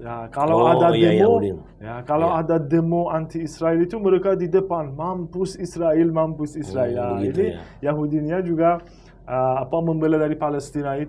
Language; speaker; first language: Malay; non-native, fluent; Persian